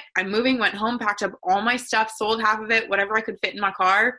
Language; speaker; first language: English; native; English